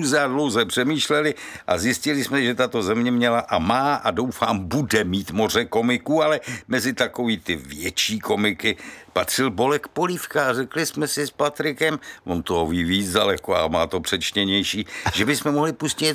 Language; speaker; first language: Czech; native; Czech